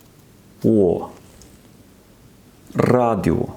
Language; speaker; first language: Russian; non-native, fluent; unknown